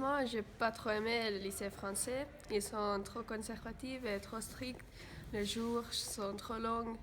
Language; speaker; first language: French; non-native, fluent; Finnish